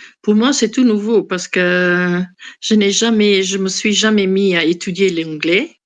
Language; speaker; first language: French; non-native, fluent; Italian